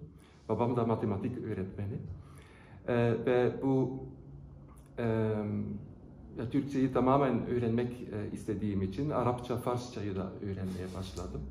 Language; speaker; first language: Turkish; non-native, fluent; Dutch